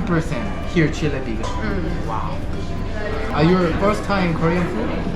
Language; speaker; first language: English; non-native, learner; Korean